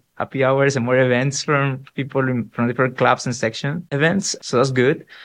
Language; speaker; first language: English; non-native, fluent; Spanish